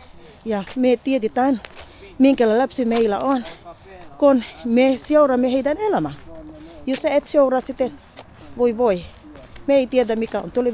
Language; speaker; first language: Finnish; non-native, learner; Filipino